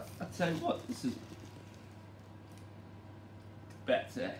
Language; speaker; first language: English; native; English